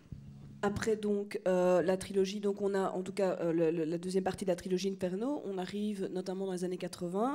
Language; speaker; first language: French; native; French